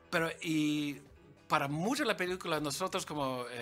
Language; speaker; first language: Spanish; early bilingual, other home language; English